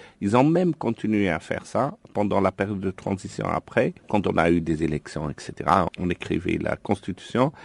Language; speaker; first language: French; non-native, local second language; Arabic